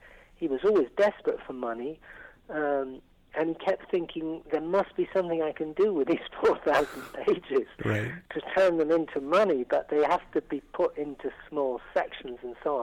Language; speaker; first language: English; native; English